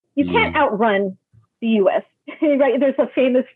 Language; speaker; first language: English; native; English